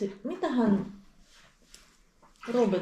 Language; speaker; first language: Finnish; non-native, learner; Filipino